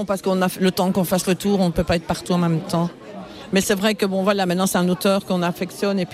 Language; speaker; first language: French; native; French